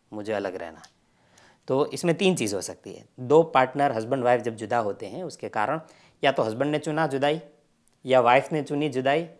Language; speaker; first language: Hindi; non-native, local second language; Gujarati